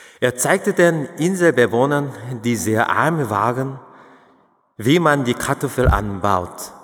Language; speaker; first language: German; non-native, fluent; Korean